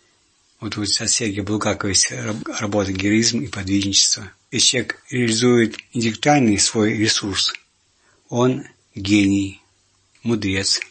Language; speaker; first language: Russian; native; Russian